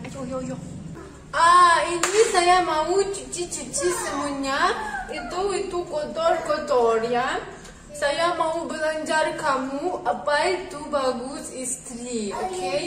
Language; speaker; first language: Indonesian; non-native, learner; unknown